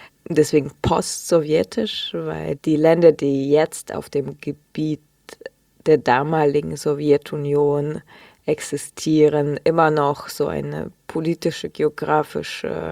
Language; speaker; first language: German; early bilingual, other home language; Russian